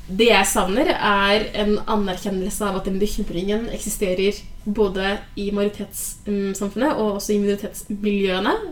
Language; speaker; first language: Norwegian; early bilingual, other home language; Somali